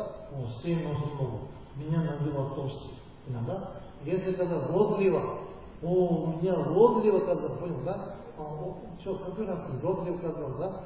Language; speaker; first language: Russian; non-native, learner; Tibetan